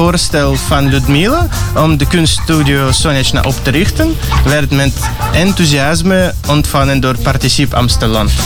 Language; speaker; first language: Dutch; non-native, learner; Ukrainian